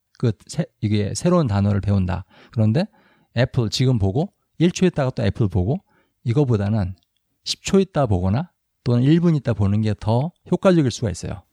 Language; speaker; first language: Korean; native; Korean